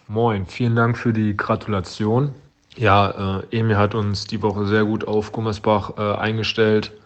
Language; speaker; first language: German; native; German